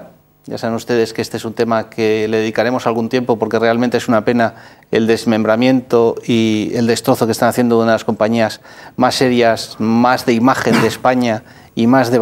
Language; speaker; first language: Spanish; native; Spanish